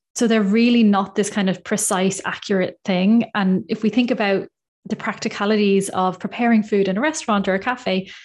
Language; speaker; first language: English; native; English